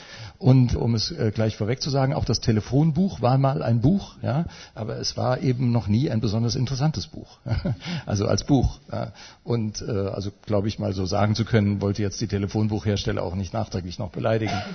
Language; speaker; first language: German; native; German